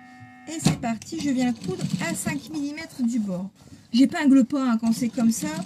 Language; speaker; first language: French; native; French